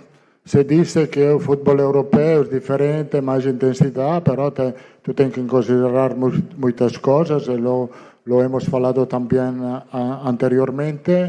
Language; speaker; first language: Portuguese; non-native, learner; Italian